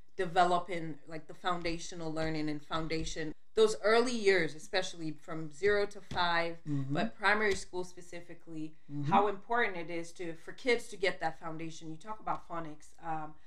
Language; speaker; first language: English; non-native, local second language; Krio